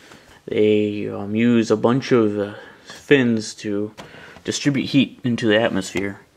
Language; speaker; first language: English; native; English